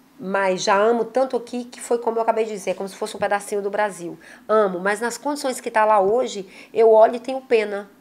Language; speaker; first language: Portuguese; native; Portuguese